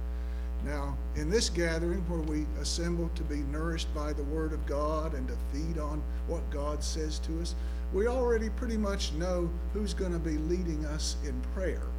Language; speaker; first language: English; native; English